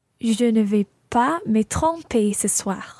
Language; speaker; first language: French; non-native, learner; English